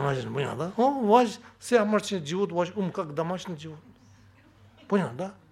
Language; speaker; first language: Russian; non-native, learner; Tibetan